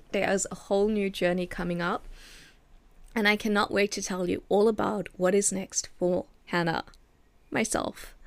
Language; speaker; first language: English; native; English